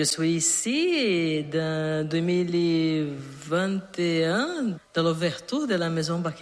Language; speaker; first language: French; non-native, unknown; Portuguese